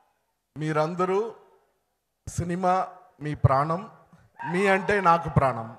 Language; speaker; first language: Telugu; non-native, learner; Tamil